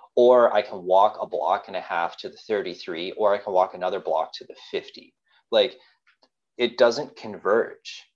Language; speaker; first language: English; native; English